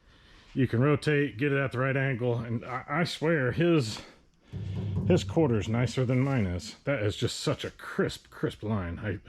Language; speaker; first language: English; native; English